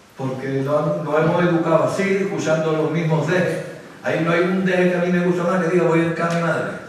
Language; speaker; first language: Spanish; native; Spanish